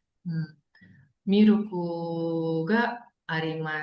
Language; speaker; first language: Japanese; non-native, learner; Indonesian